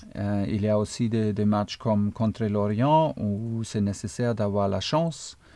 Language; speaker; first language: French; non-native, fluent; German